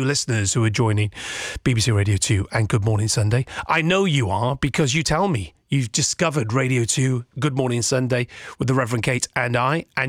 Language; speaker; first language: English; native; English